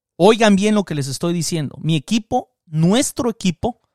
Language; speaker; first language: Spanish; native; Spanish